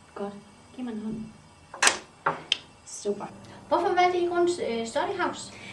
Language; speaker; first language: Danish; native; Danish